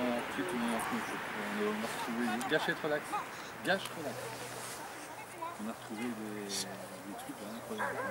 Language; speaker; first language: French; native; French